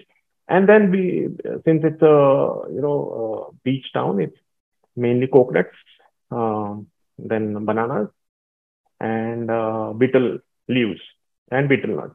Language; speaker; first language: English; non-native, local second language; Marathi